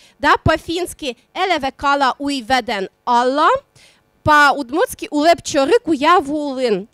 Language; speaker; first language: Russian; non-native, local second language; Udmurt